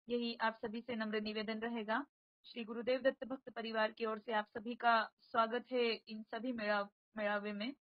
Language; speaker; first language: Hindi; non-native, local second language; Marathi